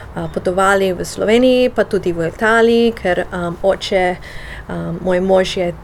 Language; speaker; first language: Slovenian; early bilingual, heritage; Slovenian